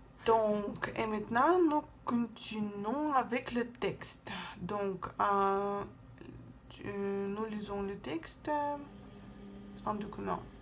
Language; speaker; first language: French; non-native, fluent; Russian